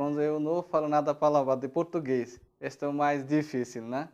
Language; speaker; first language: Portuguese; non-native, learner; Bangla